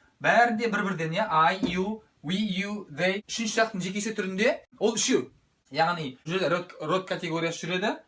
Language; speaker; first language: Kazakh; native; Kazakh